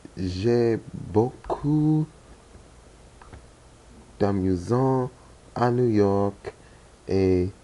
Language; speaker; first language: French; non-native, learner; English